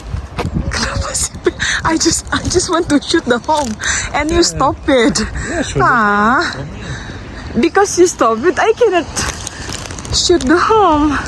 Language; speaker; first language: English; non-native, learner; Indonesian